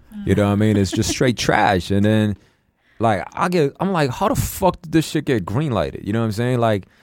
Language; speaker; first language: English; early bilingual, other home language; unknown